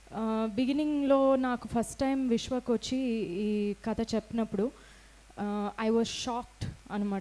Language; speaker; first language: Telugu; non-native, local second language; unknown